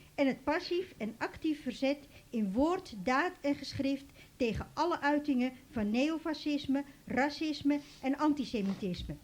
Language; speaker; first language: Dutch; native; Dutch